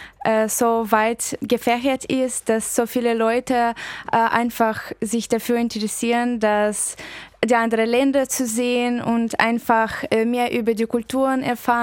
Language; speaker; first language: German; non-native, fluent; Russian